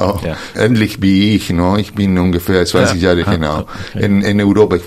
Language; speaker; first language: German; non-native, fluent; Spanish